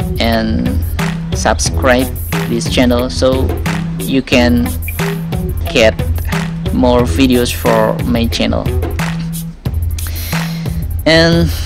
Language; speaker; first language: English; non-native, learner; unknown